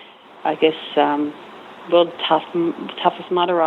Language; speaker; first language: English; native; English